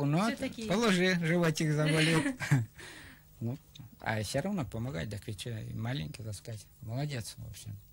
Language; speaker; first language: Russian; native; Russian